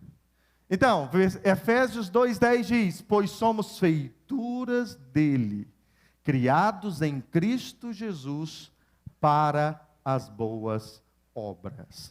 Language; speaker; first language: Portuguese; native; Portuguese